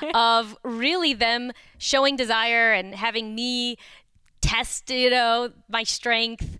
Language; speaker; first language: English; early bilingual, other home language; Romanian